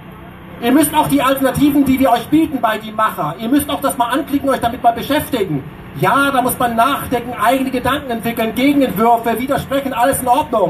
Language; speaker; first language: German; native; German